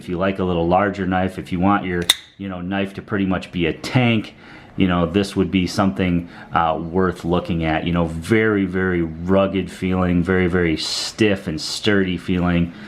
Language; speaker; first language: English; native; English